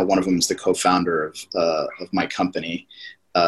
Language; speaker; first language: English; native; English